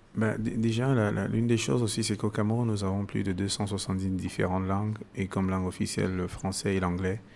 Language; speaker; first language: French; non-native, local second language; Basaa